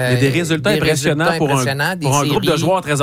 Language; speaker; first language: French; native; French